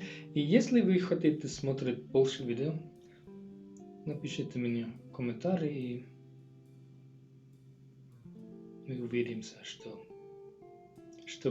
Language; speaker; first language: Russian; non-native, learner; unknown